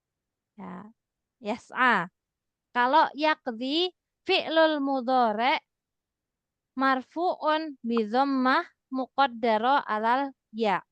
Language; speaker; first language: Arabic; non-native, fluent; Indonesian